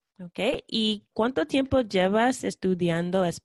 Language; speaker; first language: Spanish; non-native, fluent; English